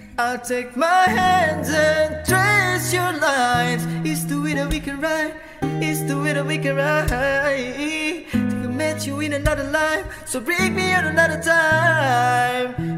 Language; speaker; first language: English; non-native, fluent; Indonesian